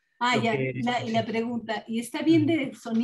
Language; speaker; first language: Spanish; native; Spanish